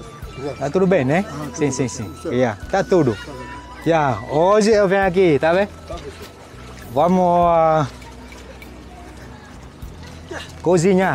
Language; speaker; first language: Portuguese; non-native, learner; Vietnamese